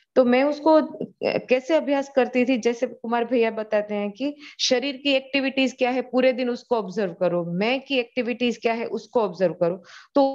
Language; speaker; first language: Hindi; non-native, local second language; Gujarati